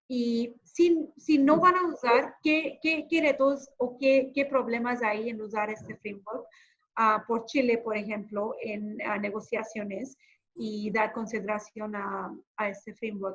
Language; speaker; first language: Spanish; non-native, fluent; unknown